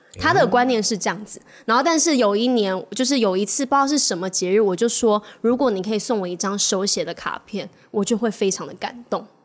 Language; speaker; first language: Chinese; native; Chinese